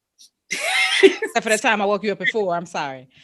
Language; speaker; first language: English; native; English